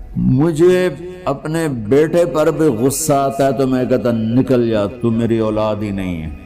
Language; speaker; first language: Urdu; non-native, local second language; Punjabi